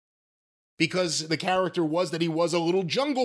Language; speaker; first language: English; native; English